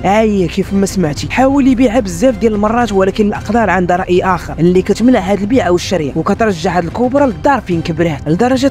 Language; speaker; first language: Arabic; native; Arabic